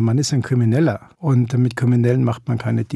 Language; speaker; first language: German; native; German